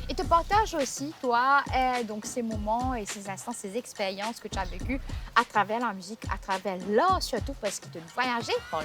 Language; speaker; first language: French; non-native, local second language; Morisyen